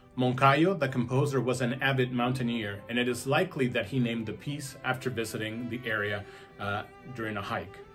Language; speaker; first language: English; non-native, fluent; Spanish